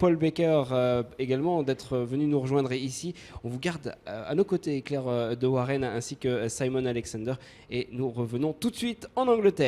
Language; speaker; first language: French; native; French